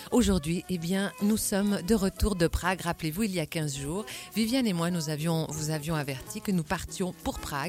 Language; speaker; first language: French; native; French